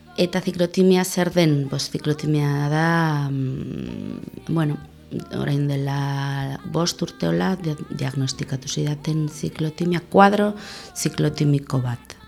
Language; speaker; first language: Basque; non-native, local second language; Spanish